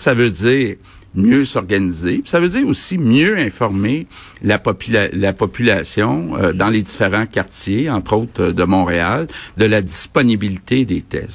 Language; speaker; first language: French; native; French